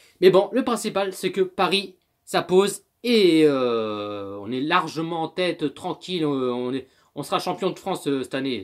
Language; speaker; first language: French; native; French